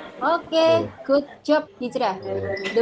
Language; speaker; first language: English; non-native, fluent; Indonesian